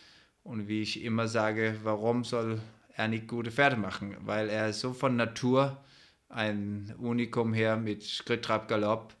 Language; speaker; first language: German; non-native, fluent; Danish